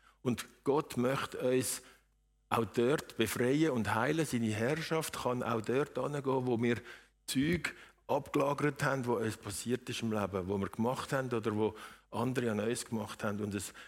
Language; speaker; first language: German; native; German